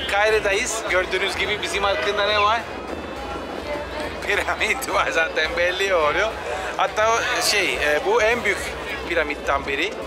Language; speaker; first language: Turkish; non-native, fluent; Italian